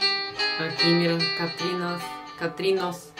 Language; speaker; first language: Spanish; non-native, fluent; Russian